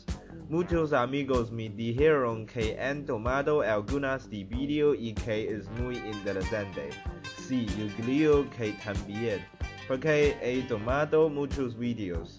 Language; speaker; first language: Spanish; non-native, learner; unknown